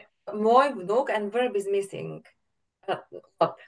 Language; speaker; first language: English; non-native, fluent; Slovak